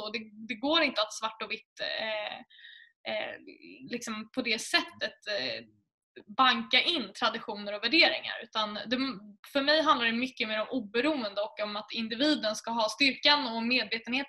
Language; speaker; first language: Swedish; native; Swedish